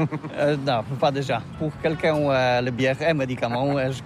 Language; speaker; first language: French; non-native, learner; Polish